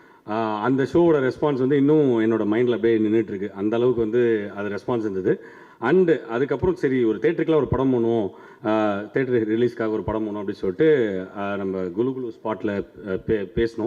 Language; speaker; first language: Tamil; native; Tamil